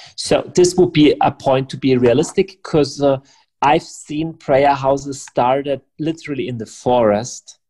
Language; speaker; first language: English; non-native, fluent; German